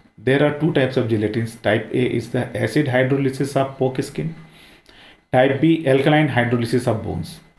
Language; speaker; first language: English; non-native, local second language; Hindi